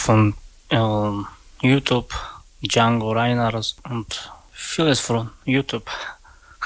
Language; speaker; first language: German; non-native, learner; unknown